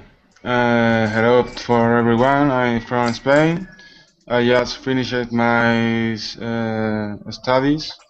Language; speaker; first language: English; non-native, learner; Spanish